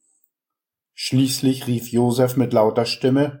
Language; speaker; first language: German; native; German